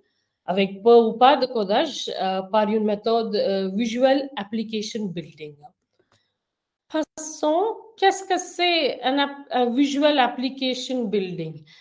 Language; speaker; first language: French; non-native, fluent; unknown